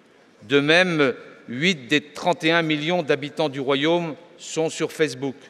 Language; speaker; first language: French; native; French